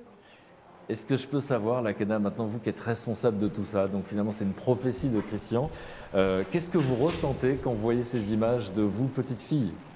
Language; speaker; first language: French; native; French